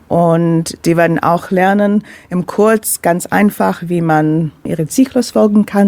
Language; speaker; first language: German; non-native, fluent; English